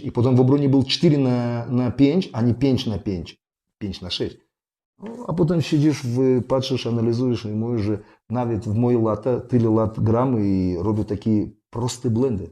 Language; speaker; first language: Polish; non-native, fluent; Russian